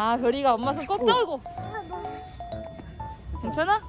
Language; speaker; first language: Korean; native; Korean